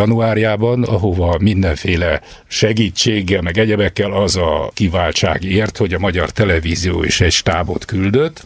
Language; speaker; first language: Hungarian; native; Hungarian